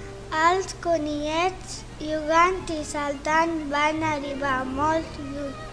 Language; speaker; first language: Catalan; non-native, learner; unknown